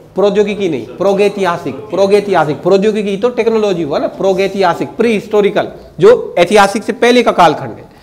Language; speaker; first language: Hindi; native; Hindi